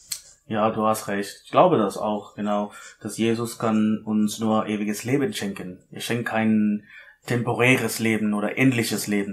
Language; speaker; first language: German; non-native, learner; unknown